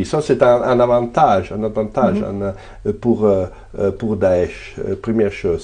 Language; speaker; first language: French; non-native, fluent; Italian